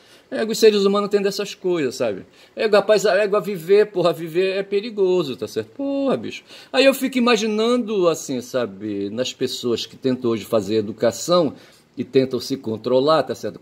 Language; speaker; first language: Portuguese; native; Portuguese